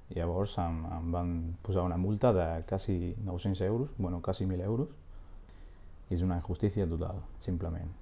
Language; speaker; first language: Catalan; non-native, fluent; Arabic